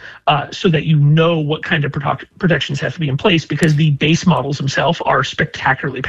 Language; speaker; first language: English; native; English